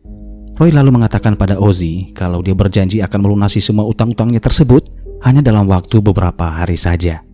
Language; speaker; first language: Indonesian; native; Indonesian